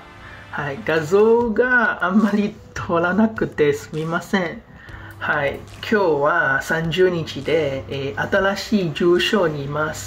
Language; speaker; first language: Japanese; non-native, fluent; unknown